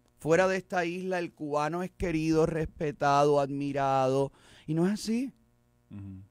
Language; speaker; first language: Spanish; native; Spanish